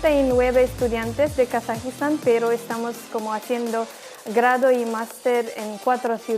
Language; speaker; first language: Spanish; non-native, learner; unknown